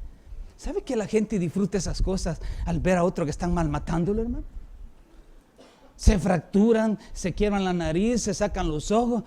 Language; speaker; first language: Spanish; native; Spanish